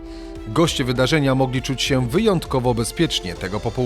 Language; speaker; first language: Polish; native; Polish